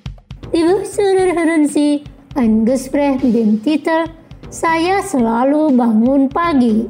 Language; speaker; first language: German; non-native, fluent; Indonesian